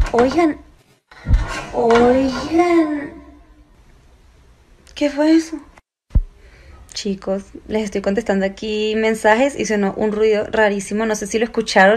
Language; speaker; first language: Spanish; native; Spanish